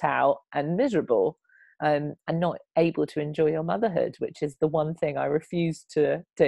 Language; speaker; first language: English; native; English